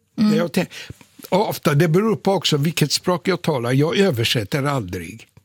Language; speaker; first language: Swedish; non-native, fluent; Polish